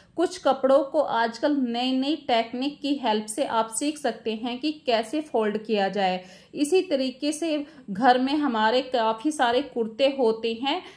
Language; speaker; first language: Hindi; native; Hindi